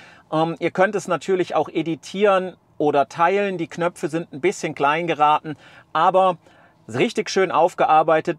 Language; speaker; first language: German; native; German